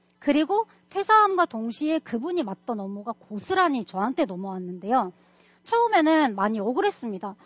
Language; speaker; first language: Korean; non-native, fluent; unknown